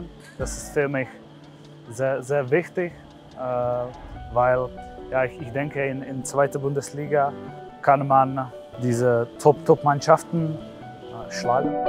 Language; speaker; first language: German; non-native, learner; Czech